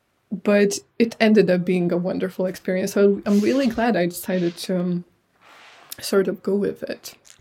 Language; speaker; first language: English; non-native, fluent; Lithuanian